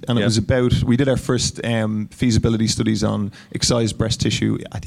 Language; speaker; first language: English; native; English